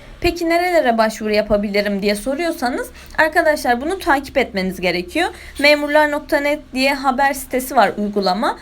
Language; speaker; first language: Turkish; native; Turkish